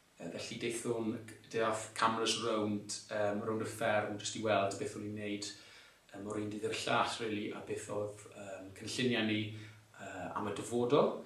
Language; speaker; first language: Welsh; non-native, local second language; English